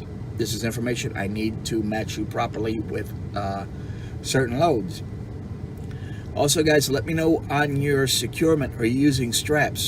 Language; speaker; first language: English; native; English